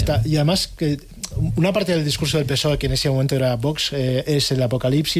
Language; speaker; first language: Spanish; native; Spanish